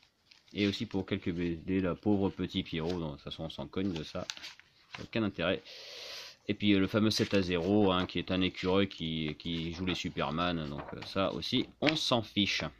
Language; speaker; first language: French; native; French